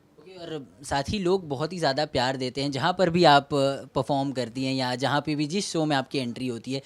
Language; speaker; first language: Hindi; native; Hindi